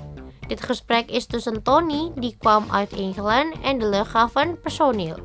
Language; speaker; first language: Dutch; non-native, fluent; Indonesian